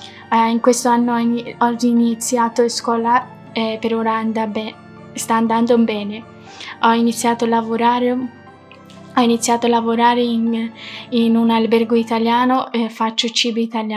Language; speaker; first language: Italian; non-native, learner; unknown